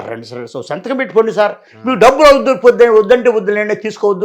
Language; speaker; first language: Telugu; native; Telugu